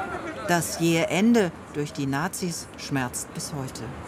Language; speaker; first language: German; native; German